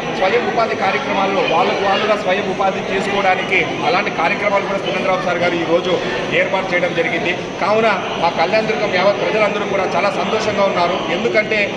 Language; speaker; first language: Telugu; native; Telugu